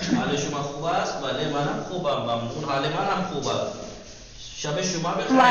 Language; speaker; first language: Persian; non-native, fluent; Urdu